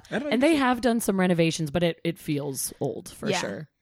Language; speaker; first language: English; native; English